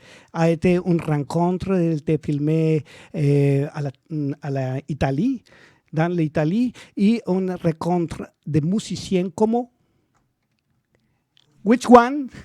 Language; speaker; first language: French; non-native, learner; Spanish